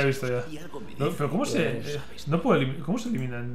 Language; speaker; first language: Spanish; native; Spanish